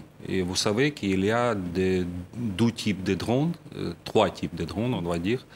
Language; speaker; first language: French; non-native, fluent; Ukrainian